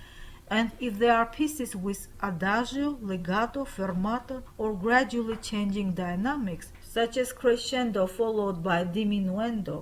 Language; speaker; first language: English; non-native, fluent; Armenian